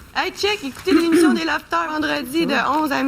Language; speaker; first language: French; native; French